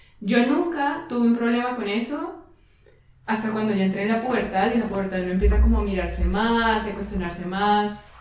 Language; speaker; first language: Spanish; native; Spanish